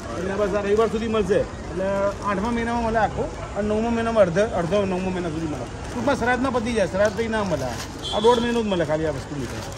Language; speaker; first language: Gujarati; non-native, local second language; Sindhi